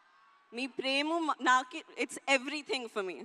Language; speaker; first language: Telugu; non-native, learner; Hindi